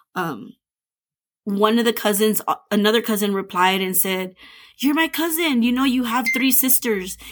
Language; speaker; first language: English; native; English